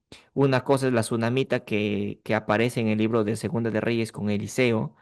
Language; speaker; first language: Spanish; native; Spanish